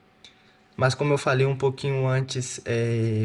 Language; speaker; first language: Portuguese; native; Portuguese